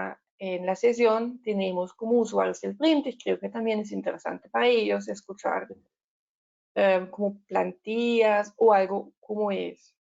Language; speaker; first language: Spanish; non-native, learner; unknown